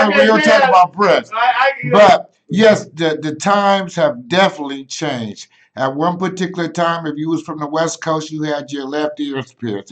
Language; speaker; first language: English; native; English